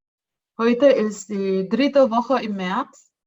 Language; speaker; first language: German; non-native, fluent; Indonesian